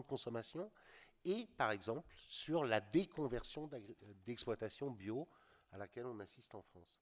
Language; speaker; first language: French; native; French